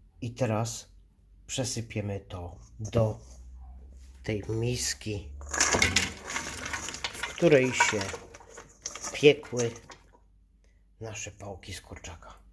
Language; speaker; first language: Polish; native; Polish